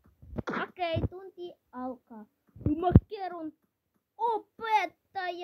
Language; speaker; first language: Finnish; non-native, learner; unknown